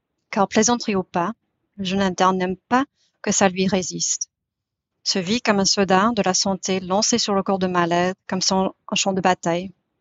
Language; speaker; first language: French; non-native, fluent; English